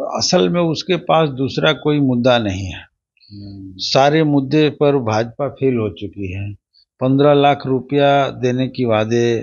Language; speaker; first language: Hindi; native; Hindi